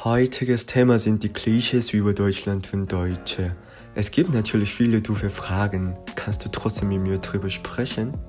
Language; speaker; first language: German; non-native, fluent; Korean